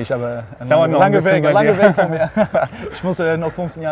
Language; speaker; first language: German; non-native, learner; English